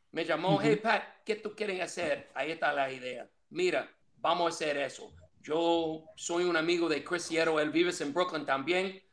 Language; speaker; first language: Spanish; non-native, fluent; English